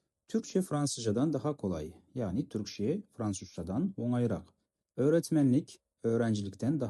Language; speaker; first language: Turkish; non-native, fluent; Kazakh